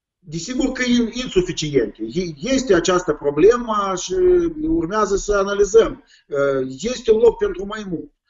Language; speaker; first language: Romanian; non-native, local second language; Russian